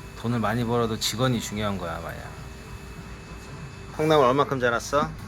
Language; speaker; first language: Korean; native; Korean